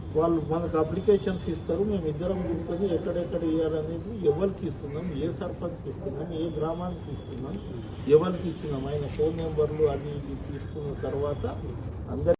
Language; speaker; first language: Telugu; non-native, local second language; Lambadi